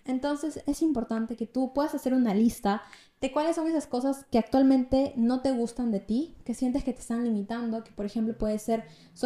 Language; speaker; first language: Spanish; native; Spanish